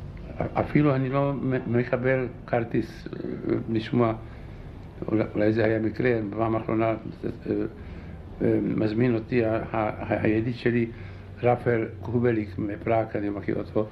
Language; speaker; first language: Hebrew; non-native, fluent; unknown